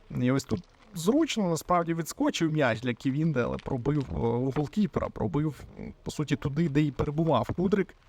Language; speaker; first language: Ukrainian; native; Ukrainian